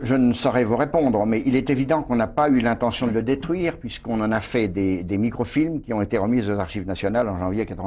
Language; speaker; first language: French; native; French